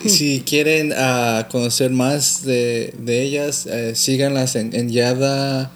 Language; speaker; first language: Spanish; early bilingual, heritage; Spanish